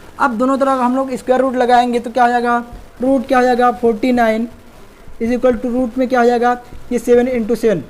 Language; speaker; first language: Hindi; native; Hindi